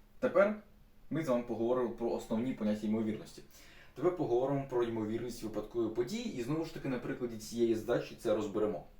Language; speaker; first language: Ukrainian; non-native, local second language; Russian